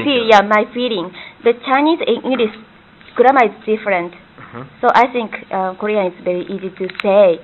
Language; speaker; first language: English; non-native, learner; Japanese